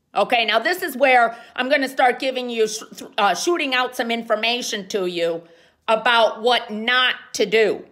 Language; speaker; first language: English; native; English